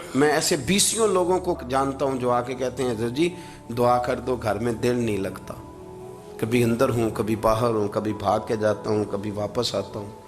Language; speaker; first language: Urdu; non-native, local second language; Punjabi